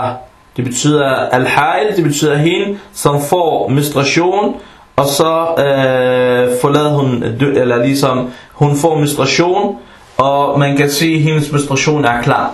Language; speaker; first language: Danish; non-native, fluent; Arabic